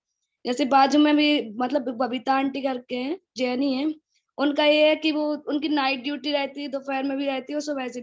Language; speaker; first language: Hindi; native; Hindi